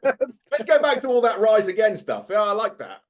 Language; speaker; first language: English; native; English